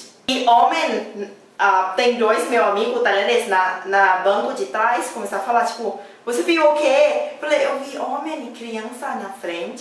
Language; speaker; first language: Portuguese; non-native, learner; Thai